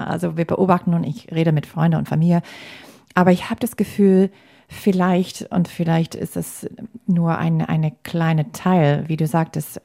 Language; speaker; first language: German; non-native, fluent; English